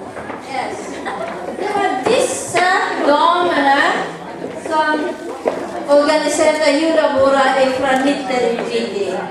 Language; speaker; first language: Norwegian; non-native, learner; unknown